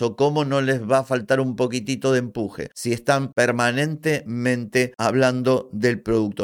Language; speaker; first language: Spanish; native; Spanish